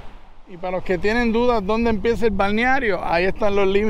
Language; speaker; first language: Spanish; native; Spanish